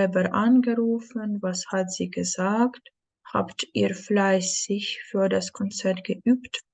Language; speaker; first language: German; non-native, fluent; Ukrainian